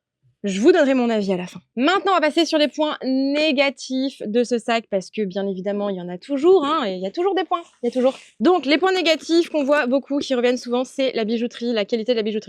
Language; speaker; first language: French; native; French